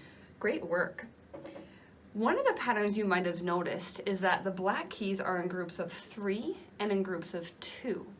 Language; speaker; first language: English; native; English